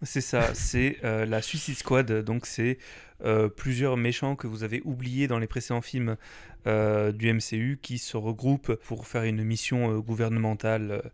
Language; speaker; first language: French; native; French